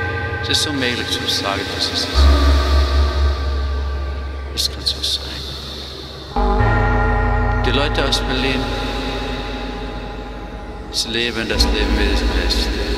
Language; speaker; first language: German; non-native, learner; English